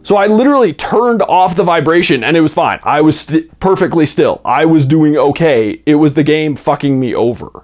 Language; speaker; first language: English; native; English